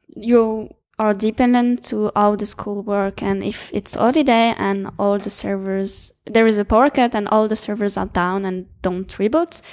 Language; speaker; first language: English; non-native, fluent; French